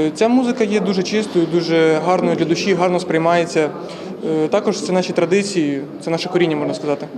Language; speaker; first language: Ukrainian; native; Ukrainian